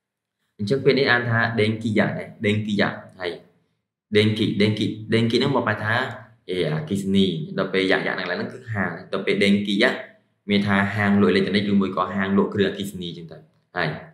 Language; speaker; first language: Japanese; non-native, fluent; Khmer